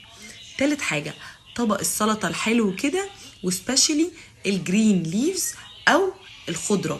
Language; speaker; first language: Arabic; native; Arabic